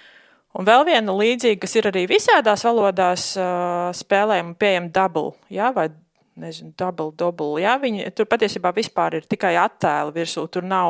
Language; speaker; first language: Latvian; native; Latvian